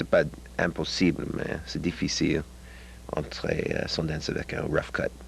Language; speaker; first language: French; non-native, learner; English